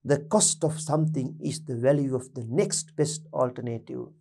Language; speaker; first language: English; non-native, local second language; Sinhala